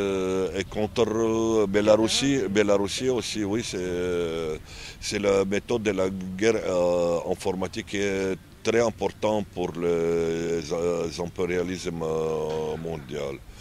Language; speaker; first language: French; non-native, learner; Arabic